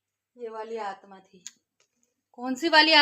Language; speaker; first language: Hindi; native; Hindi